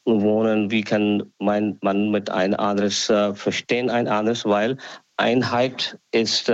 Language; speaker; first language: German; non-native, learner; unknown